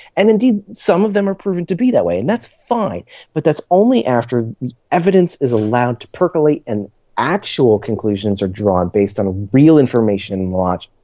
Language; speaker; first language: English; native; English